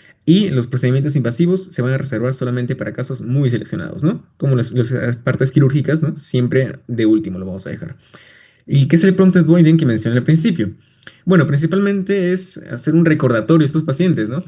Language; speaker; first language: Spanish; native; Spanish